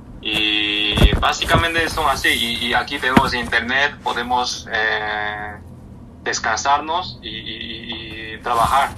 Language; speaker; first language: Spanish; non-native, learner; Chinese